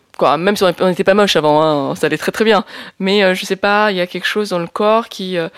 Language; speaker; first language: French; early bilingual, other home language; Lao